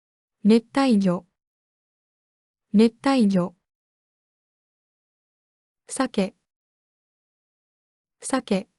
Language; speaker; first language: Japanese; native; Japanese